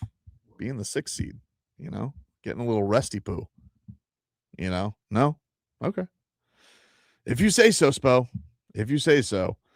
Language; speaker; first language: English; native; English